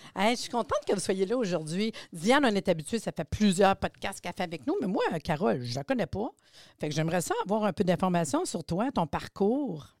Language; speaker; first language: French; native; French